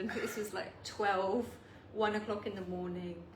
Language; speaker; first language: English; native; English